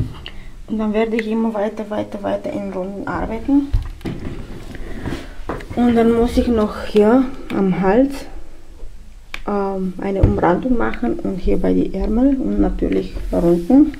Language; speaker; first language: German; non-native, fluent; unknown